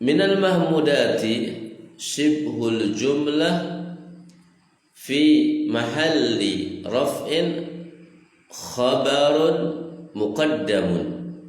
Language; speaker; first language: Arabic; non-native, fluent; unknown